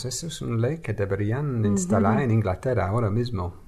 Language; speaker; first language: Spanish; non-native, fluent; English